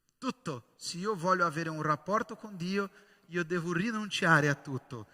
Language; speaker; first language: Italian; non-native, fluent; Portuguese